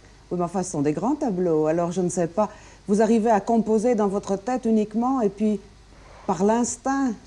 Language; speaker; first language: French; native; French